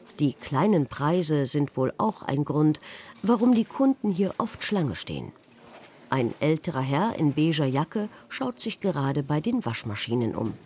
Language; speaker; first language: German; native; German